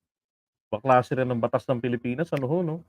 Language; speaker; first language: Filipino; native; Filipino